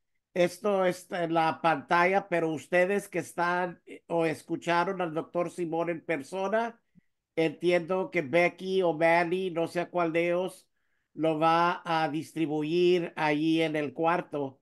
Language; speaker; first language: Spanish; early bilingual, heritage; Spanish